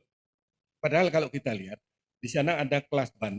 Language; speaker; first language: Indonesian; native; Indonesian